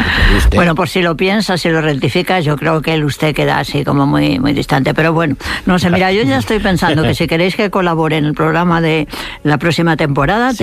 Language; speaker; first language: Spanish; native; Spanish